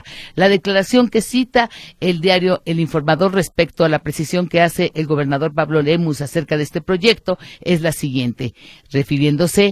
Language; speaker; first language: Spanish; native; Spanish